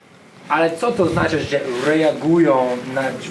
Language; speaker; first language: Polish; non-native, learner; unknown